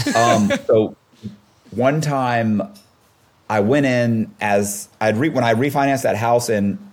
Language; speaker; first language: English; native; English